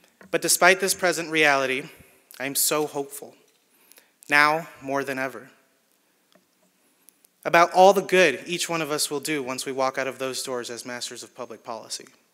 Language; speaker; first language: English; early bilingual, other home language; Spanish